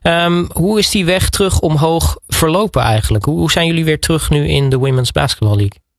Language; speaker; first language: Dutch; native; Dutch